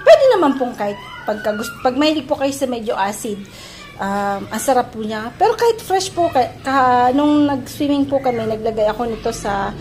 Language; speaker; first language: Filipino; native; Filipino